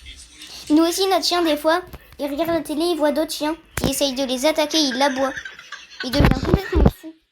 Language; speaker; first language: French; native; French